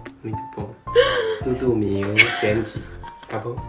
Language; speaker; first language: Portuguese; non-native, learner; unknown